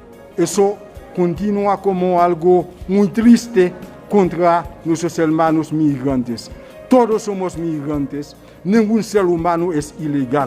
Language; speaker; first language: Spanish; non-native, fluent; Haitian Creole